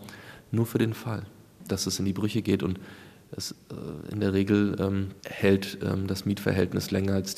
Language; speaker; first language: German; native; German